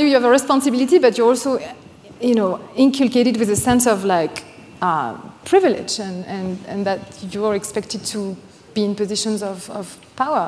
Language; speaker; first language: English; non-native, fluent; French